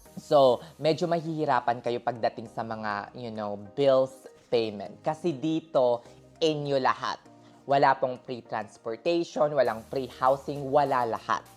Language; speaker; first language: Filipino; native; Filipino